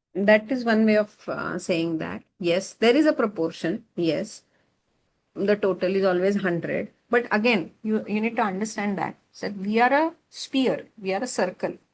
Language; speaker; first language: English; non-native, local second language; Marathi